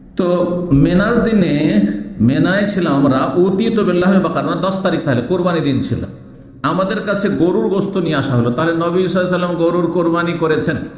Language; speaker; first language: Bangla; native; Bangla